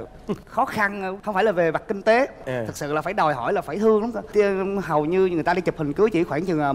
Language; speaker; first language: Vietnamese; native; Vietnamese